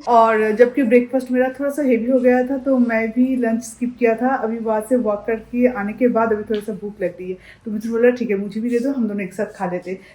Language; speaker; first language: Hindi; non-native, local second language; Bangla